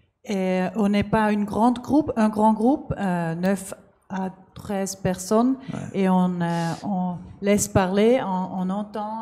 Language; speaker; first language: French; non-native, learner; German